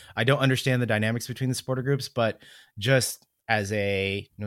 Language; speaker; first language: English; native; English